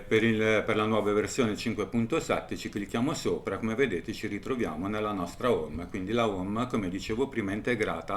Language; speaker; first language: Italian; native; Italian